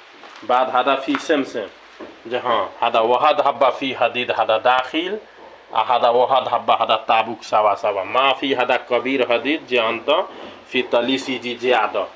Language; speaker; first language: Arabic; non-native, learner; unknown